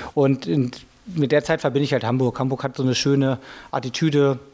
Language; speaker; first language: German; native; German